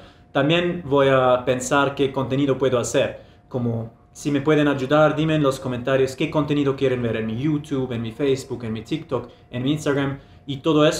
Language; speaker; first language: Spanish; non-native, fluent; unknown